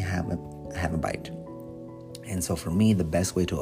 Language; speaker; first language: English; native; English